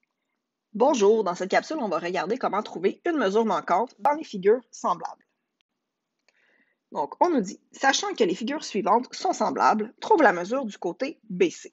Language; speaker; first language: French; native; French